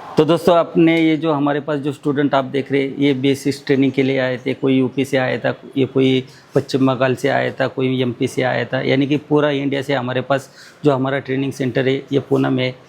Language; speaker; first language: Hindi; non-native, local second language; Marathi